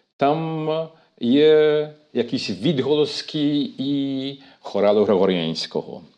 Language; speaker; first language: Ukrainian; early bilingual, heritage; Ukrainian